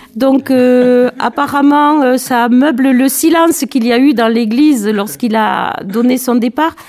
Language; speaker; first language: French; native; French